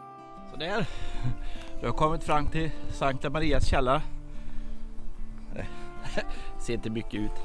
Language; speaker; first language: Swedish; native; Swedish